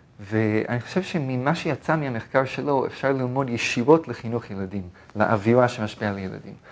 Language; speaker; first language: Hebrew; non-native, fluent; English